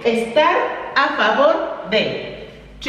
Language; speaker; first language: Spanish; non-native, fluent; English